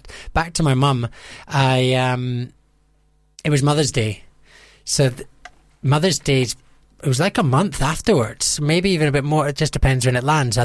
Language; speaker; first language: English; native; English